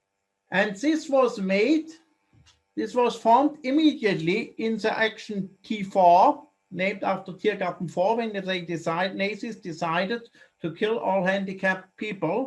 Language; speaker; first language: English; non-native, fluent; German